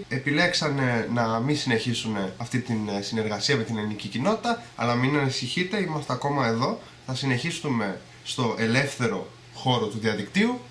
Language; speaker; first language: Greek; early bilingual, other home language; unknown